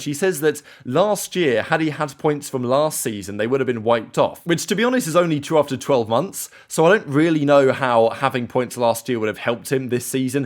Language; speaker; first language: English; native; English